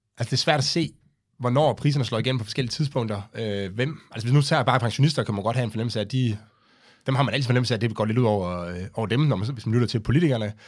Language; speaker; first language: Danish; native; Danish